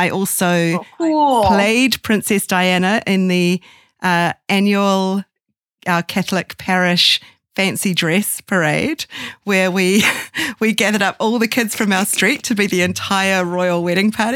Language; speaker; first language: English; native; English